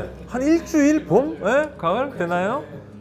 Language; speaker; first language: Korean; native; Korean